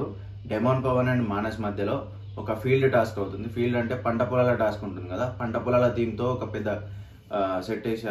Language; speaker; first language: Telugu; native; Telugu